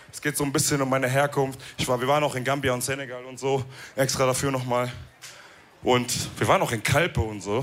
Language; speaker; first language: German; early bilingual, other home language; Wolof